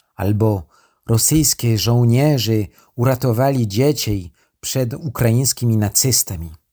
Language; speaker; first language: Polish; non-native, learner; French